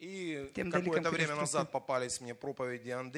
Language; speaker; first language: Russian; native; Russian